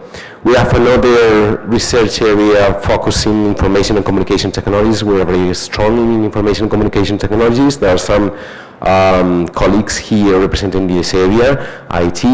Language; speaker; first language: English; non-native, fluent; Spanish